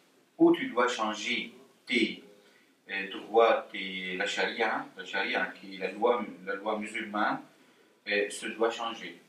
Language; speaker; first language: French; non-native, fluent; Arabic